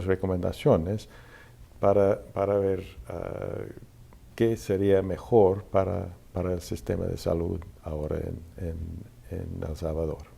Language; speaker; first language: Spanish; non-native, fluent; English